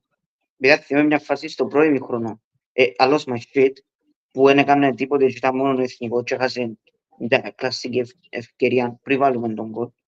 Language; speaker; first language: Greek; early bilingual, heritage; Greek